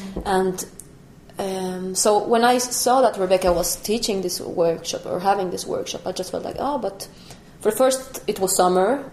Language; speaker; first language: English; non-native, fluent; Spanish